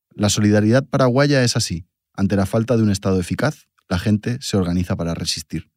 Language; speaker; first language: Spanish; native; Spanish